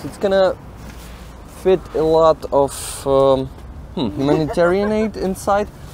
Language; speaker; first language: English; non-native, fluent; Ukrainian